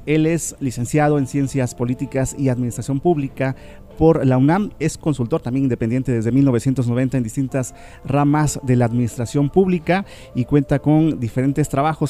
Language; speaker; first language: Spanish; native; Spanish